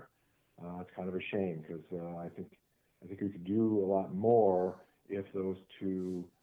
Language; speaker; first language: English; native; English